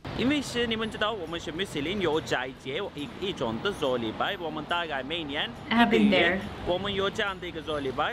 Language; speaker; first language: Chinese; non-native, fluent; Turkish